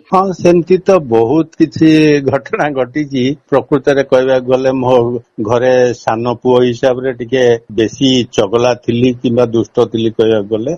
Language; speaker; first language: Odia; native; Odia